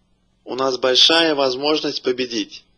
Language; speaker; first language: Russian; native; Russian